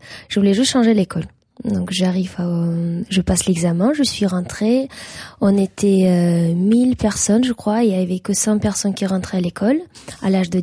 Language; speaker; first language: French; non-native, fluent; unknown